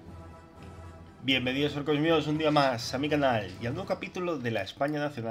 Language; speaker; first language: Spanish; native; Spanish